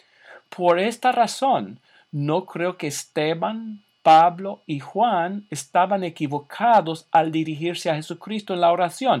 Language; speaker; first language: Spanish; non-native, fluent; English